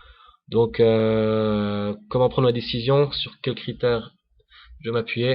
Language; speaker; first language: French; native; French